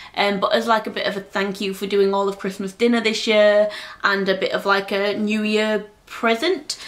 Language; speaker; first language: English; native; English